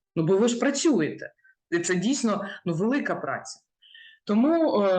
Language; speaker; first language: Ukrainian; native; Ukrainian